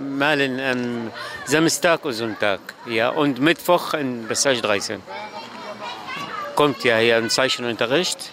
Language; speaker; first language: German; non-native, learner; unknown